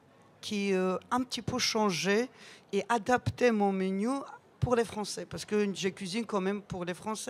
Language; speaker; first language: French; non-native, learner; Georgian